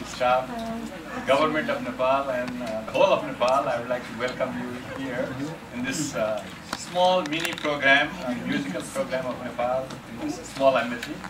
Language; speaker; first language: English; non-native, fluent; Nepali